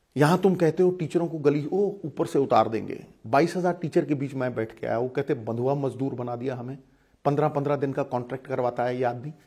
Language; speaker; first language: Hindi; non-native, local second language; Punjabi